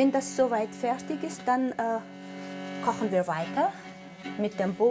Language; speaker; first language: German; non-native, fluent; Mongolian